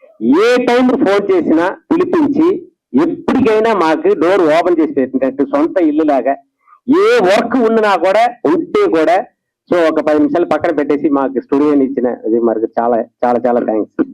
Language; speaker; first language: Telugu; native; Telugu